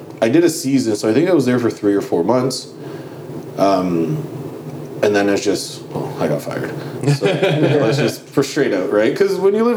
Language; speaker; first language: English; native; English